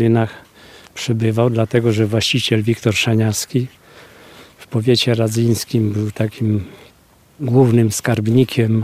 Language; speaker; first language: Polish; native; Polish